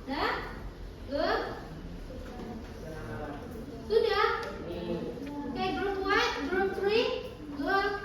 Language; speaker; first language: English; non-native, learner; Indonesian